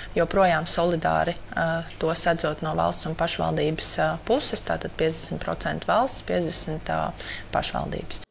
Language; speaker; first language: Latvian; native; Latvian